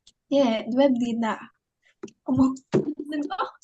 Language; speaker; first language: Korean; non-native, learner; Indonesian